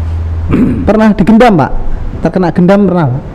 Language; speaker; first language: Indonesian; native; Indonesian